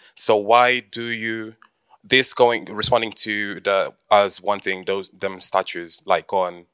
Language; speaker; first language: English; early bilingual, heritage; Portuguese